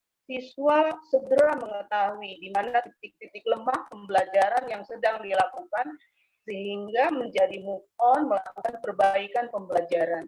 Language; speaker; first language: Indonesian; native; Indonesian